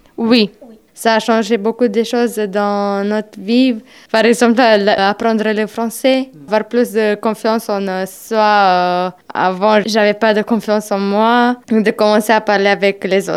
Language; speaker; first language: French; non-native, fluent; Romanian